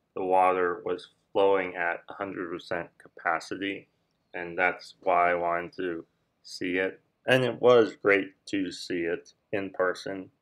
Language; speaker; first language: English; native; English